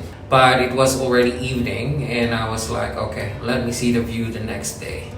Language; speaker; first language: English; non-native, local second language; Filipino